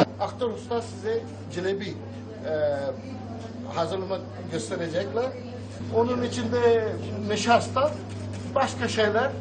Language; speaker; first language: Turkish; non-native, learner; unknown